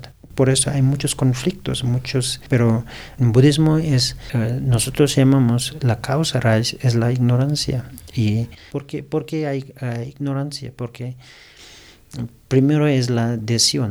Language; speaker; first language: Spanish; non-native, learner; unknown